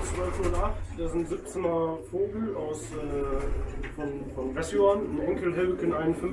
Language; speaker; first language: German; native; German